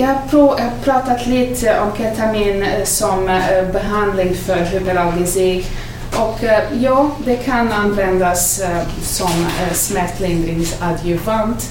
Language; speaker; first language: Swedish; non-native, fluent; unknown